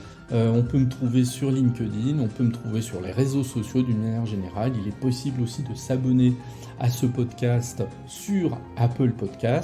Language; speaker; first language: French; native; French